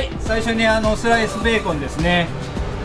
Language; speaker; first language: Japanese; native; Japanese